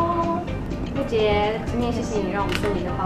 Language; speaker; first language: Chinese; native; Chinese